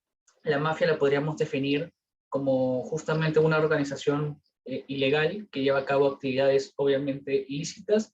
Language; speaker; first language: Spanish; native; Spanish